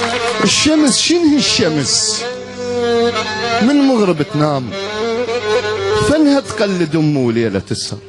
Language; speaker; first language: Arabic; native; Arabic